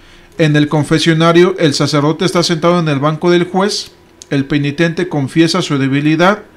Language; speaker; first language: Spanish; native; Spanish